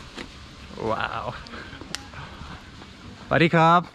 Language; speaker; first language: Thai; non-native, learner; Russian